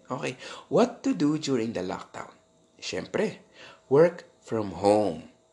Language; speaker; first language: English; non-native, local second language; Filipino